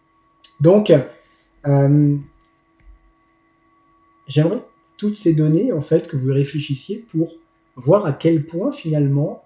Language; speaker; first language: French; native; French